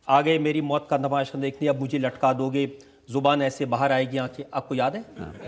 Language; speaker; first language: Hindi; native; Hindi